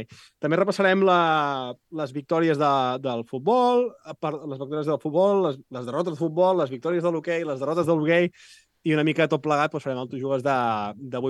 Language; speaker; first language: Catalan; native; Catalan